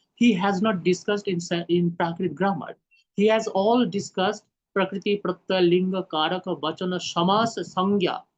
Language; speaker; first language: English; non-native, local second language; Hindi